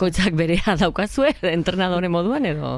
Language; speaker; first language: Basque; native; Basque